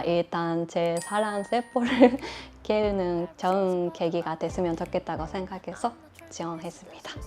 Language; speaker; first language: Korean; non-native, learner; Japanese